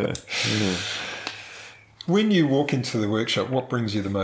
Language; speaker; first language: English; native; English